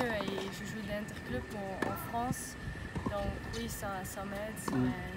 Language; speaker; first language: French; non-native, learner; Dutch